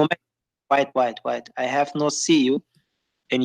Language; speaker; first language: English; non-native, learner; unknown